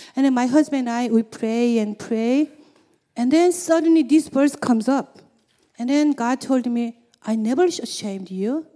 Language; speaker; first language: English; non-native, learner; Korean